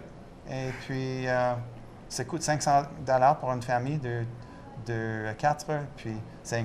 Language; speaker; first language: French; non-native, local second language; English